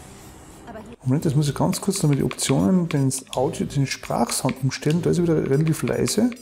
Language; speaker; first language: German; native; German